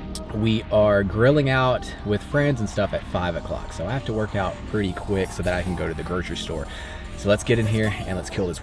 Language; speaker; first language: English; native; English